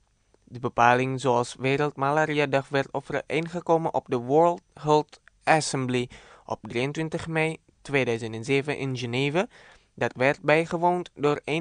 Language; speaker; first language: Dutch; non-native, fluent; Indonesian